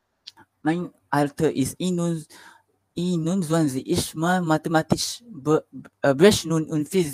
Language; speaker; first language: German; non-native, learner; Malay